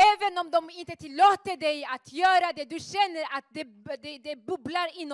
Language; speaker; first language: Swedish; non-native, fluent; Rundi